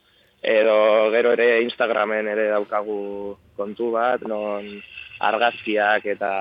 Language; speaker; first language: Basque; non-native, local second language; Spanish